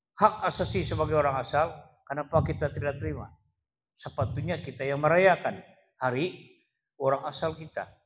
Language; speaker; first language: Malay; non-native, local second language; Central Dusun